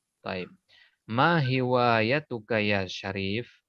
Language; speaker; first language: Arabic; non-native, fluent; Indonesian